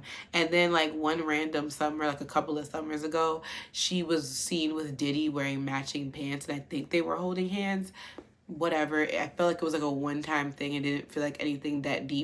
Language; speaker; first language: English; native; English